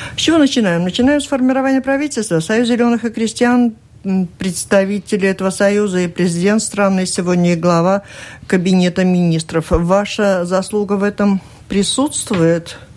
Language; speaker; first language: Russian; native; Russian